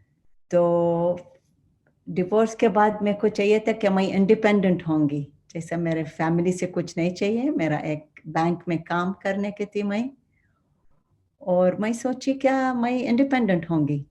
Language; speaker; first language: Hindi; non-native, fluent; Arabic